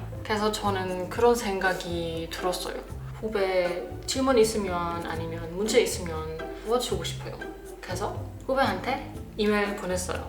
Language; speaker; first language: Korean; non-native, learner; German